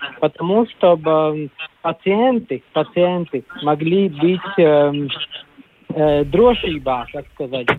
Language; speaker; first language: Russian; non-native, local second language; Latvian